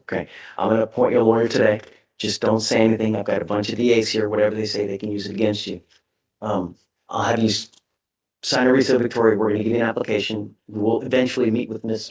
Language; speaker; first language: English; native; English